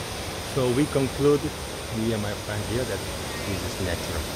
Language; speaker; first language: English; non-native, fluent; Portuguese